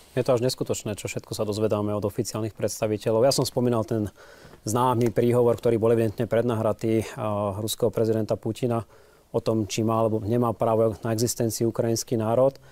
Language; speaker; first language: Slovak; native; Slovak